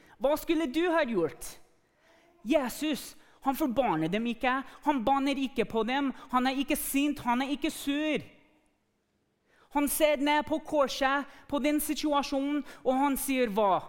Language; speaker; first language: Norwegian; non-native, fluent; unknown